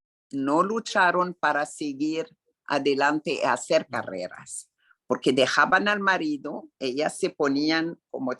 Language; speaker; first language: Spanish; non-native, fluent; Arabic